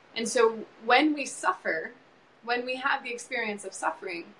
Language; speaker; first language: English; native; English